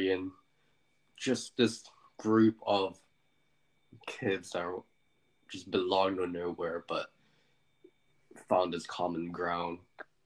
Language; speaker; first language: English; native; English